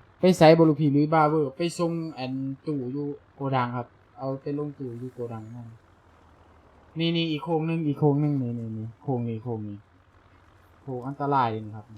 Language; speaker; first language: Thai; native; Thai